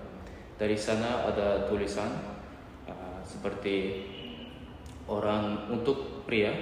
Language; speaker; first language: Indonesian; non-native, learner; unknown